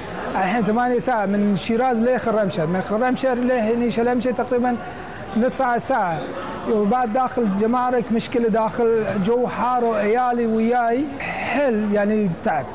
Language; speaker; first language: Arabic; non-native, learner; Persian